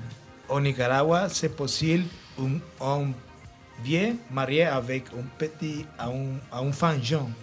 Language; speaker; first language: French; non-native, learner; Spanish